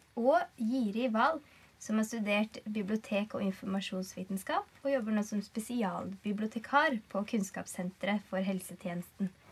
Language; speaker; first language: Norwegian; native; Norwegian